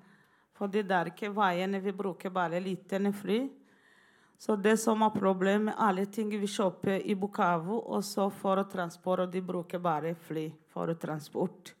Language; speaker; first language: Norwegian; non-native, learner; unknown